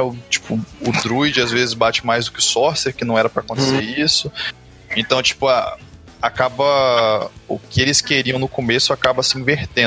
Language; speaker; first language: Portuguese; native; Portuguese